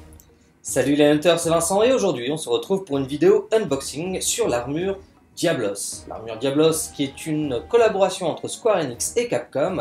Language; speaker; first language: French; native; French